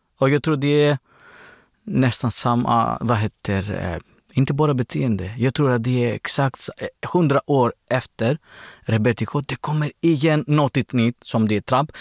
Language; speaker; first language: Swedish; non-native, fluent; Greek